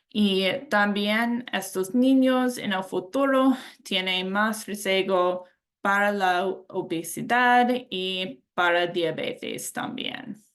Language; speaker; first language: Spanish; non-native, learner; English